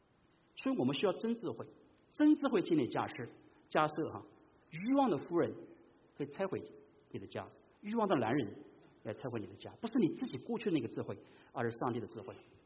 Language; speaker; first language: Chinese; native; Chinese